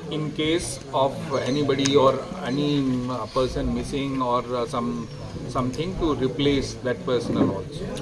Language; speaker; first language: English; non-native, local second language; Telugu